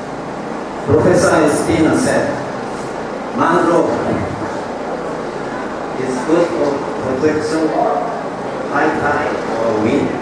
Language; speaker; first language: English; non-native, learner; Japanese